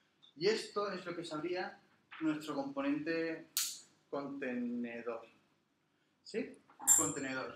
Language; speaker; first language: Spanish; native; Spanish